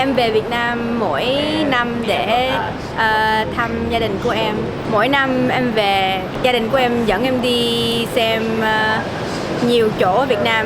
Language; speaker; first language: Vietnamese; early bilingual, heritage; Vietnamese